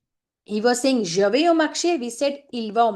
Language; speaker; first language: French; non-native, fluent; Hindi